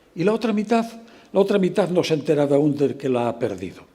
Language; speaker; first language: Spanish; non-native, local second language; Galician